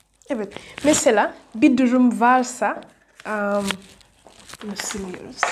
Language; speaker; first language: Turkish; non-native, fluent; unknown